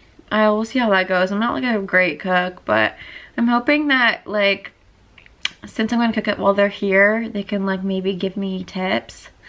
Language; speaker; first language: English; native; English